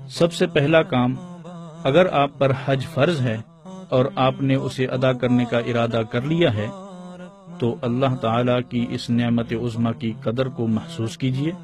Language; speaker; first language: Urdu; native; Urdu